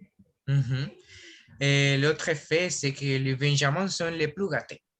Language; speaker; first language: French; non-native, learner; Spanish